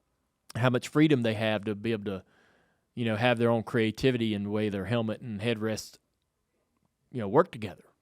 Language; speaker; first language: English; native; English